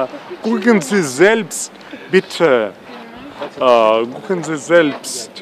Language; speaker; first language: German; non-native, learner; Russian